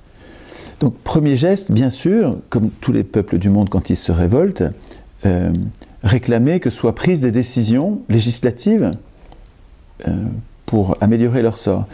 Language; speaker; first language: French; native; French